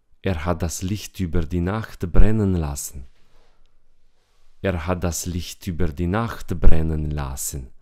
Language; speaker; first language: German; non-native, fluent; Romanian